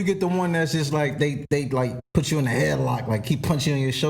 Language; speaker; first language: English; native; English